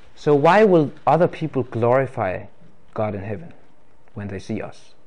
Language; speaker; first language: English; non-native, fluent; Danish